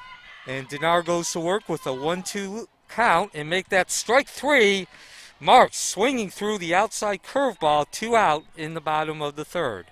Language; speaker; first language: English; native; English